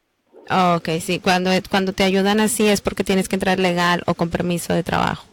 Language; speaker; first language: Spanish; native; Spanish